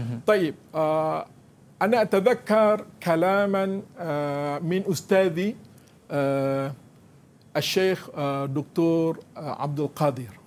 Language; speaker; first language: Arabic; non-native, fluent; Malay